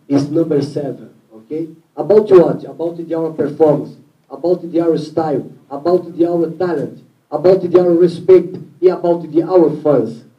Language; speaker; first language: English; non-native, learner; Portuguese